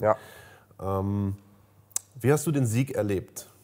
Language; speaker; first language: German; native; German